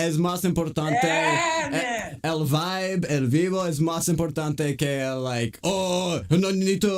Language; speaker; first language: Spanish; non-native, learner; English